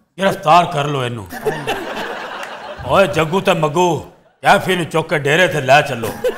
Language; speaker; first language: Urdu; native; Urdu